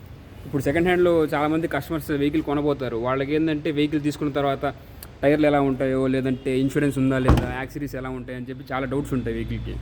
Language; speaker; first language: Telugu; native; Telugu